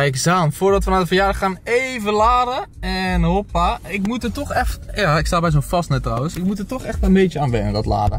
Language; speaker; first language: Dutch; native; Dutch